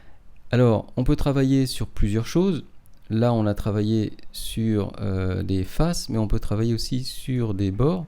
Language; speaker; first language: French; native; French